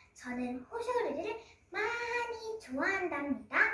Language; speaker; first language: Korean; early bilingual, other home language; Mongolian